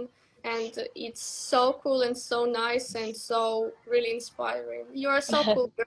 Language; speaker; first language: English; non-native, learner; Russian